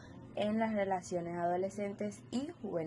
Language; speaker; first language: Spanish; native; Spanish